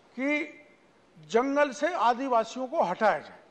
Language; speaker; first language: Hindi; native; Hindi